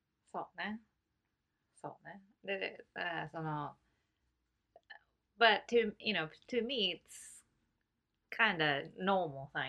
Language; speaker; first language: English; non-native, fluent; Japanese